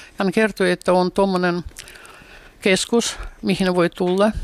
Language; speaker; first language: Finnish; non-native, fluent; Russian